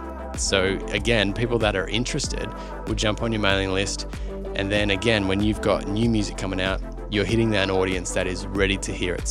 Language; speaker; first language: English; native; English